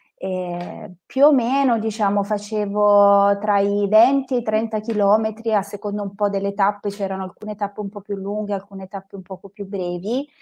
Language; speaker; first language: Italian; native; Italian